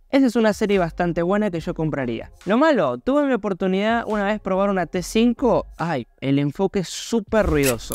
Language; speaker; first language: Spanish; native; Spanish